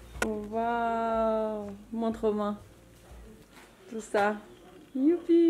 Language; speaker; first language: French; native; French